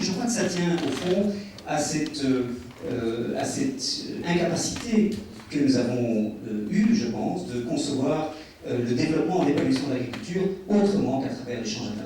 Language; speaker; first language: French; native; French